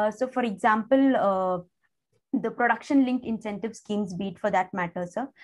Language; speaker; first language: English; non-native, local second language; Kannada